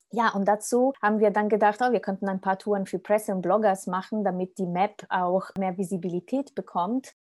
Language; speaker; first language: German; non-native, fluent; Italian